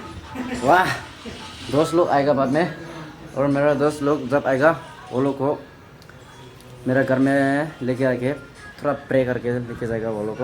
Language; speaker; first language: Hindi; non-native, local second language; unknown